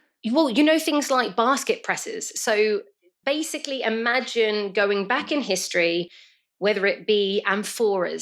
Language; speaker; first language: English; native; English